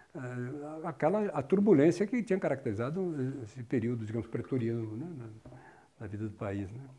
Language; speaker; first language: Portuguese; native; Portuguese